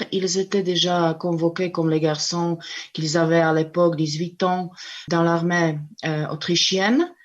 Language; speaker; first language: French; non-native, fluent; Czech